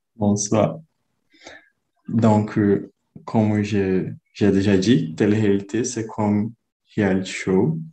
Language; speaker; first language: French; non-native, learner; Portuguese